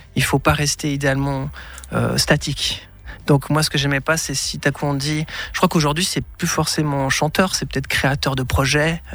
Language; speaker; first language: French; native; French